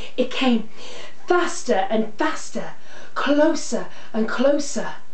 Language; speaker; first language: English; native; English